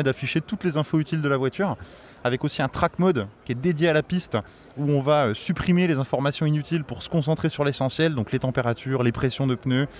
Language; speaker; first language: French; native; French